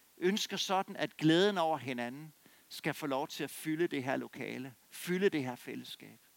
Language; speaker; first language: Danish; native; Danish